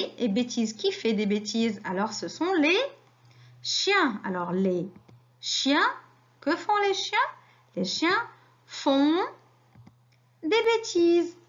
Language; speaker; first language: French; non-native, local second language; Arabic